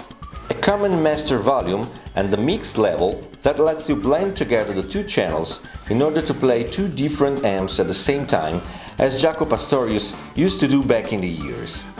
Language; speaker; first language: English; non-native, fluent; Italian